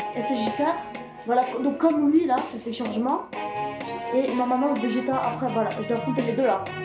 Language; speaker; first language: French; native; French